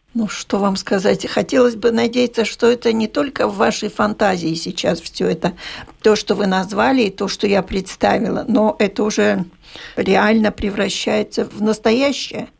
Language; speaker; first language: Russian; native; Russian